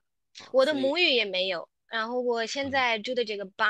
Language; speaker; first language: Chinese; non-native, local second language; Tamil